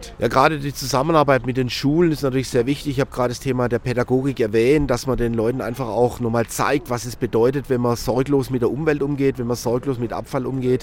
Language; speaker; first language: German; native; German